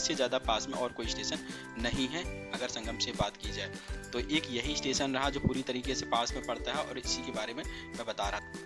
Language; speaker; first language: Hindi; native; Hindi